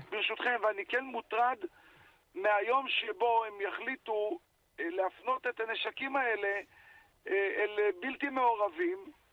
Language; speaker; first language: Hebrew; native; Hebrew